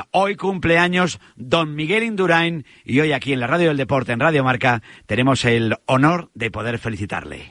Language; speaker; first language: Spanish; native; Spanish